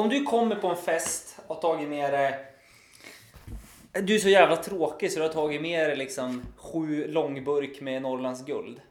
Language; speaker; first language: Swedish; native; Swedish